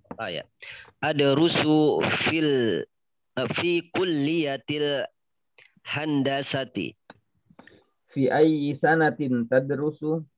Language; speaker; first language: Arabic; non-native, learner; Indonesian